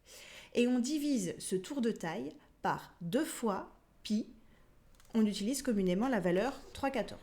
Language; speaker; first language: French; native; French